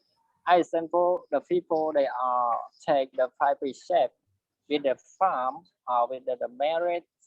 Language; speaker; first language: English; non-native, learner; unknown